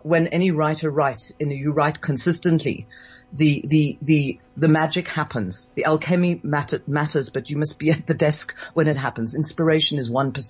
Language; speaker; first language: English; native; English